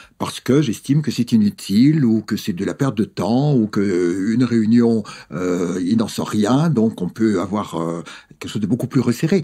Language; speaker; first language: French; native; French